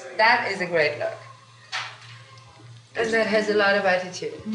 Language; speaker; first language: English; non-native, fluent; French